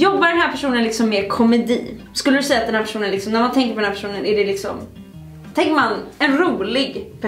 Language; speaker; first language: Swedish; native; Swedish